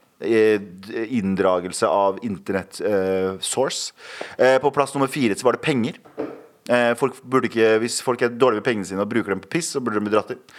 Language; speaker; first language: Norwegian; early bilingual, other home language; Kurdish